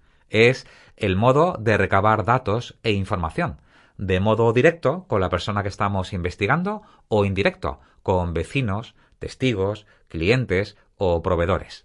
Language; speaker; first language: Spanish; native; Spanish